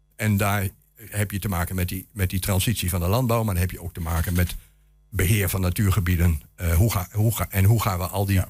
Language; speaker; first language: Dutch; native; Dutch